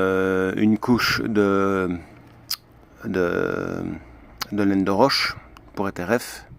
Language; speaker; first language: French; native; French